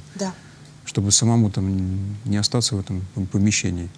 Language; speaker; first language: Russian; native; Russian